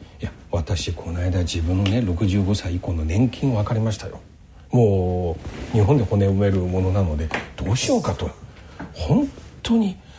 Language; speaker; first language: Japanese; non-native, fluent; Chinese